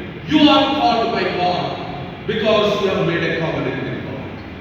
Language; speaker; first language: English; non-native, local second language; Telugu